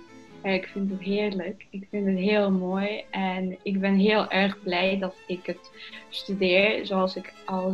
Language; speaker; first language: Dutch; non-native, fluent; Russian